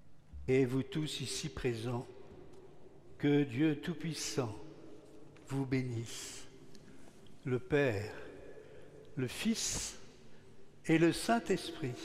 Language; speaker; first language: French; native; French